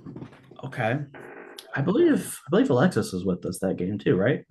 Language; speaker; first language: English; native; English